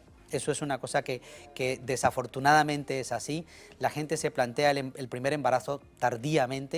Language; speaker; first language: Spanish; native; Spanish